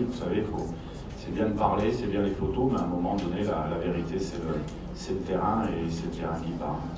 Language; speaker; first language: French; native; French